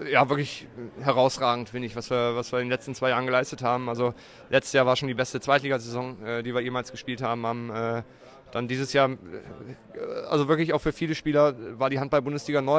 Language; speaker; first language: German; native; German